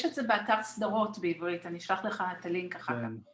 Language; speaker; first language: Hebrew; native; Hebrew